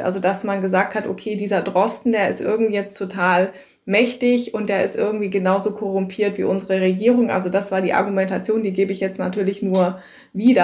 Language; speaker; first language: German; native; German